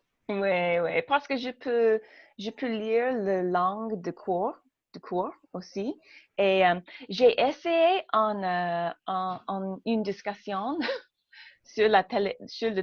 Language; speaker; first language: French; non-native, learner; English